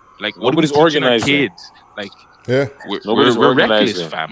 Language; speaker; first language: English; native; English